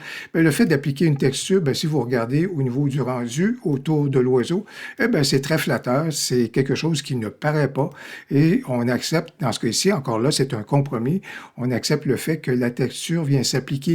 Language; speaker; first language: French; native; French